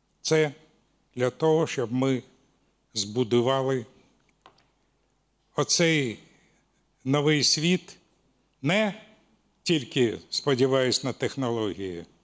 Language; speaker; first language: Ukrainian; non-native, local second language; Russian